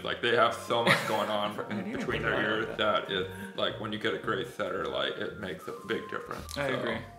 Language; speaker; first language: English; native; English